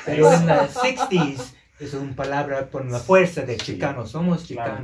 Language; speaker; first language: Spanish; non-native, local second language; English